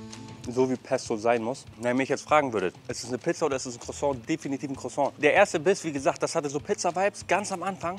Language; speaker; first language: German; native; German